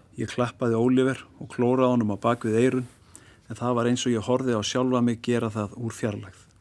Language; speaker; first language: Icelandic; native; Icelandic